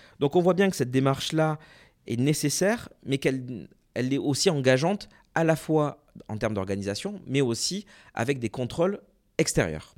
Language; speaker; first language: French; native; French